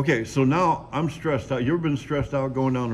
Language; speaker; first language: English; native; English